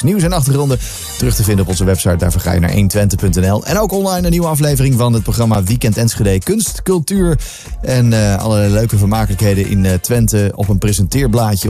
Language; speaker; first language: Dutch; native; Dutch